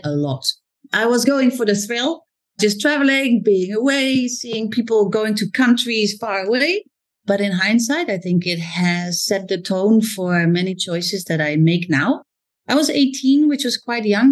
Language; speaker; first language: English; non-native, fluent; Dutch